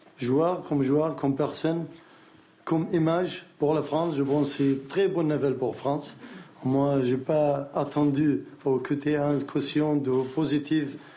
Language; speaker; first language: French; non-native, learner; Arabic